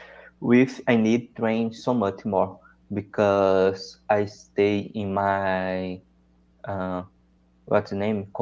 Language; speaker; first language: English; non-native, learner; Portuguese